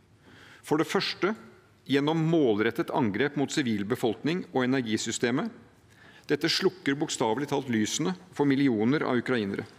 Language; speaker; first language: Norwegian; native; Norwegian